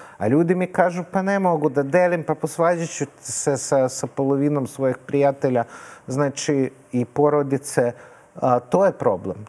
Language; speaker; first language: Serbian; non-native, fluent; Russian